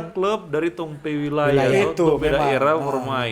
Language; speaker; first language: Indonesian; non-native, local second language; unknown